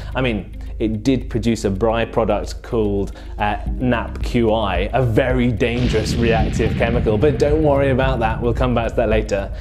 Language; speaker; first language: English; native; English